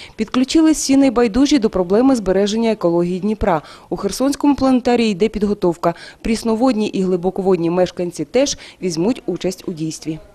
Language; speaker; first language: Ukrainian; native; Ukrainian